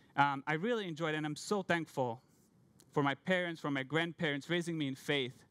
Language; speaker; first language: English; non-native, fluent; Hungarian